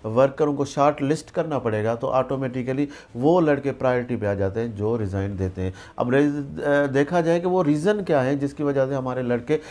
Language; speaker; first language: Urdu; non-native, local second language; Sindhi